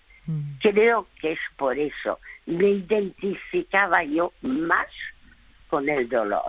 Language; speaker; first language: Spanish; early bilingual, other home language; French